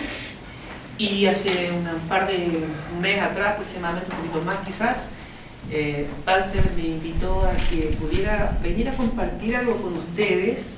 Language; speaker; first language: Spanish; native; Spanish